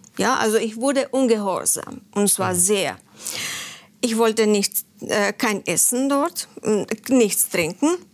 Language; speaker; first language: German; non-native, fluent; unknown